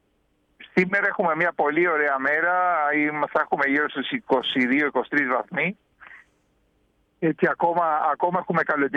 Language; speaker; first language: Greek; early bilingual, heritage; Spanish